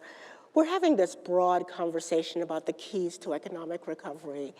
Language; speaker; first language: English; native; English